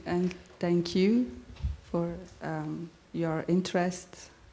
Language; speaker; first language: English; non-native, fluent; Bulgarian